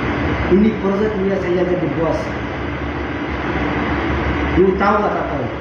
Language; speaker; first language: Indonesian; non-native, learner; Bangla